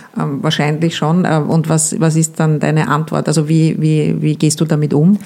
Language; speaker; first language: German; native; German